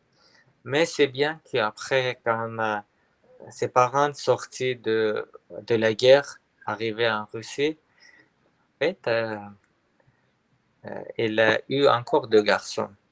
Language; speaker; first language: French; non-native, learner; Armenian